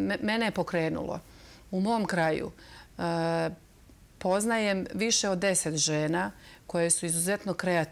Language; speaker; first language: Serbian; native; Serbian